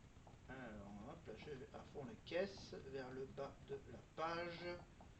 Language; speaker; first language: French; native; French